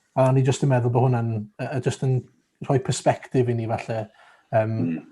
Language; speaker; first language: Welsh; native; Welsh